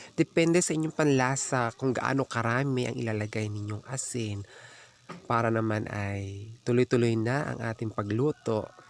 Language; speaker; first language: Filipino; non-native, local second language; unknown